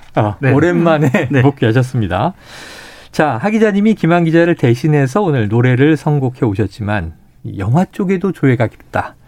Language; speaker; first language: Korean; native; Korean